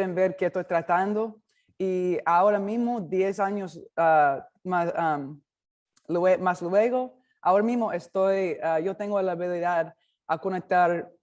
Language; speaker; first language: Spanish; non-native, learner; English